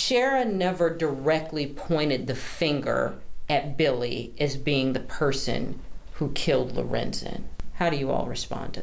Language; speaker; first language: English; native; English